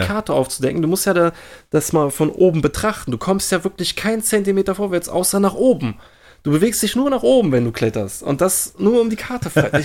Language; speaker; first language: German; native; German